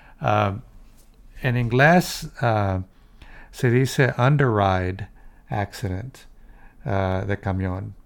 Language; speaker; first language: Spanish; early bilingual, heritage; Spanish